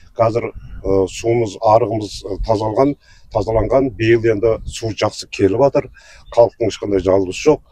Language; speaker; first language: Kazakh; native; Kazakh